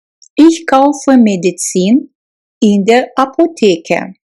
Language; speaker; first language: German; non-native, fluent; Russian